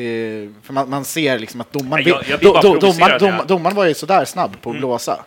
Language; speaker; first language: Swedish; native; Swedish